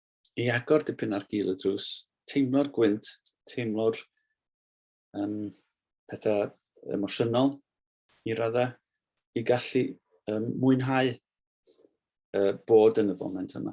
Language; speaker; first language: Welsh; native; Welsh